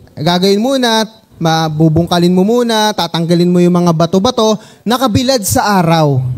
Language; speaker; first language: Filipino; non-native, local second language; Cebuano